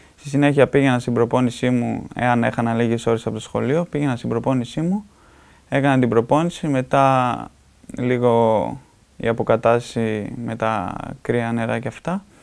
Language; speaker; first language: Greek; native; Greek